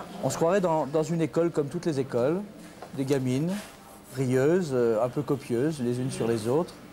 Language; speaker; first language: French; native; French